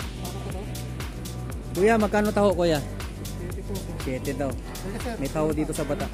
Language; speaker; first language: Filipino; non-native, local second language; Iloko